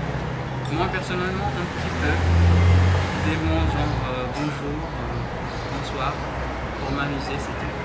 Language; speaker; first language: French; non-native, fluent; Arabic